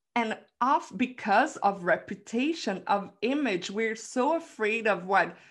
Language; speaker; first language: English; non-native, fluent; Dutch